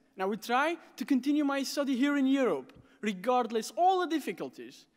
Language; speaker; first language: English; non-native, fluent; Arabic